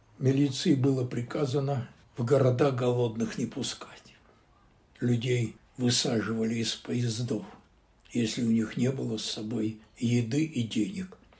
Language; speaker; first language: Russian; native; Russian